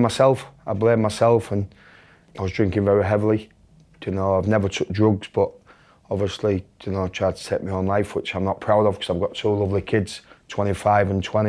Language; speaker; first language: English; native; English